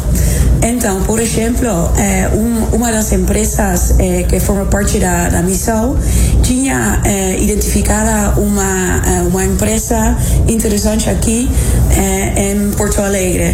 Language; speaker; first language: Portuguese; non-native, fluent; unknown